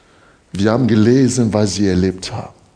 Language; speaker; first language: German; non-native, fluent; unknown